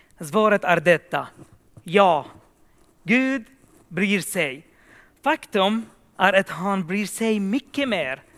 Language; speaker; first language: Swedish; non-native, fluent; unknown